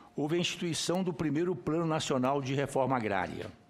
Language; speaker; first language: Portuguese; native; Portuguese